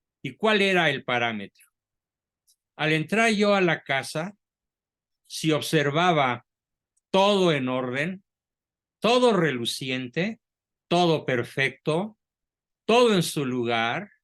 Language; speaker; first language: Spanish; native; Spanish